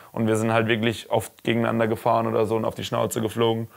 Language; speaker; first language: German; native; German